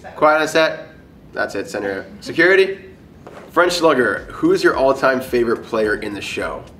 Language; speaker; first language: English; native; English